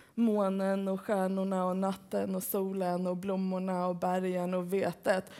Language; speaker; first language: Swedish; early bilingual, other home language; Persian